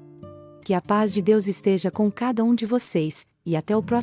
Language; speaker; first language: Portuguese; native; Portuguese